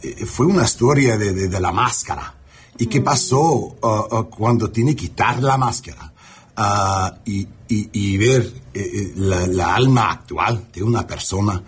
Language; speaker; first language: Spanish; early bilingual, heritage; English